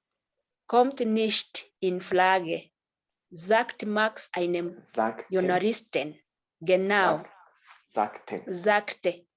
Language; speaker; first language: German; non-native, learner; Kikuyu